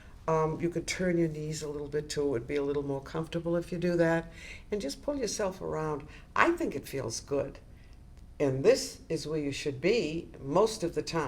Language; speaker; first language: English; native; English